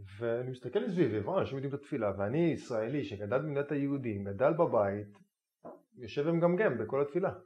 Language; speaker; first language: Hebrew; native; Hebrew